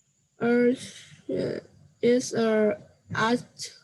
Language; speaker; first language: English; non-native, learner; Vietnamese